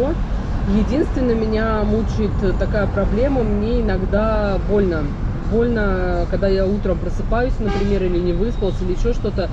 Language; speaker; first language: Russian; native; Russian